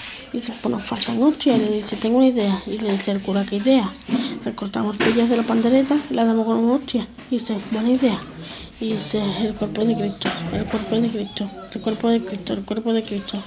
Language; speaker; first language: Spanish; native; Spanish